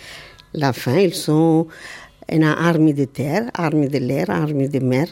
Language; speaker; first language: French; non-native, learner; Tamil